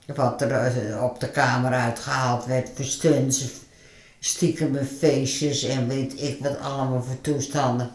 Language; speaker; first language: Dutch; native; Dutch